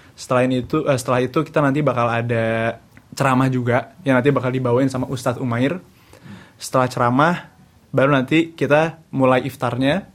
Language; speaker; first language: Indonesian; native; Indonesian